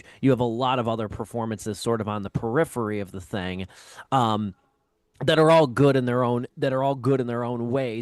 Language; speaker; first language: English; native; English